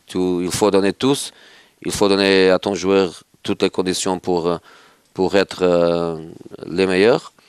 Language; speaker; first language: French; non-native, fluent; Portuguese